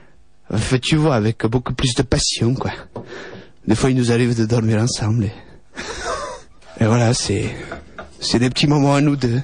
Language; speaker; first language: French; native; French